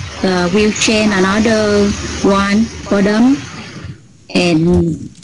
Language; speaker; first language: English; non-native, learner; Vietnamese